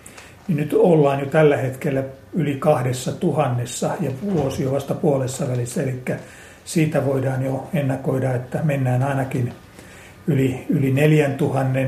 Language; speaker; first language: Finnish; native; Finnish